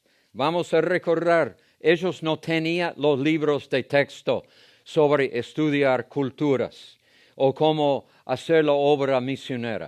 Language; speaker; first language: Spanish; non-native, fluent; English